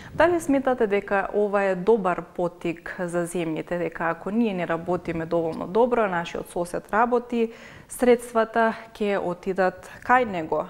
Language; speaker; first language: Macedonian; native; Macedonian